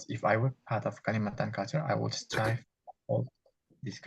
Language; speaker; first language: English; non-native, fluent; Indonesian